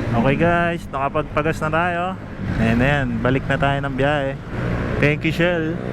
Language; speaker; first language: Filipino; native; Filipino